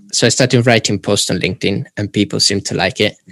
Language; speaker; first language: English; non-native, fluent; Italian